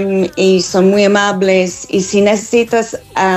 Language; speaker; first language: Spanish; non-native, learner; English